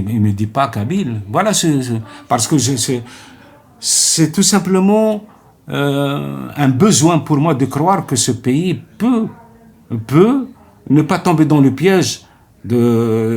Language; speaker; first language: French; non-native, local second language; Arabic